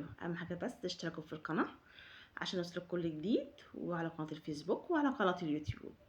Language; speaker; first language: Arabic; native; Arabic